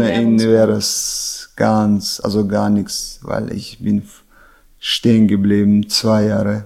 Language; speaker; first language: German; non-native, fluent; Chechen